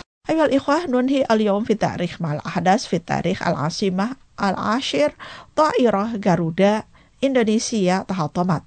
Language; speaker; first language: Arabic; non-native, fluent; Indonesian